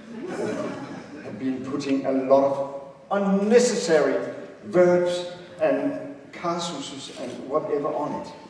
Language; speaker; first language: English; non-native, fluent; Danish